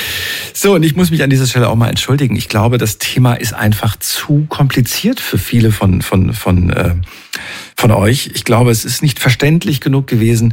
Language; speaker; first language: German; native; German